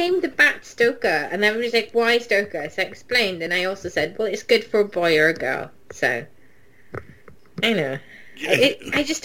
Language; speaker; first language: English; native; English